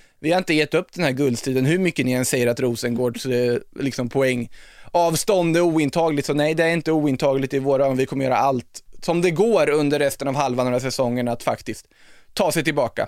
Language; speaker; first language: Swedish; native; Swedish